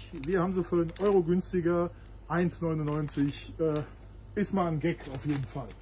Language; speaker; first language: German; native; German